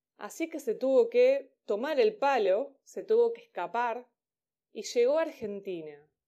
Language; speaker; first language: Spanish; native; Spanish